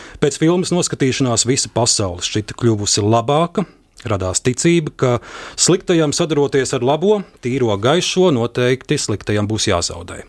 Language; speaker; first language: Latvian; native; Latvian